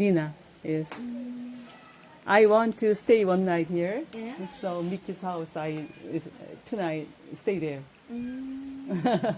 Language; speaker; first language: English; non-native, learner; Korean